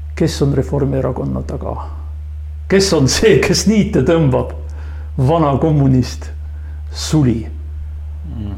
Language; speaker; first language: Estonian; non-native, local second language; Russian